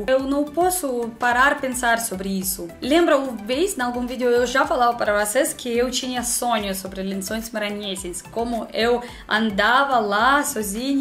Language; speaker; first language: Portuguese; non-native, learner; Russian